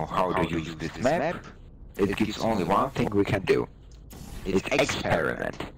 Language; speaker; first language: English; non-native, learner; German